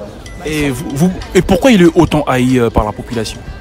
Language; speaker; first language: French; native; French